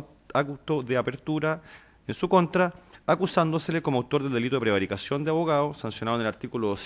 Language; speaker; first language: Spanish; native; Spanish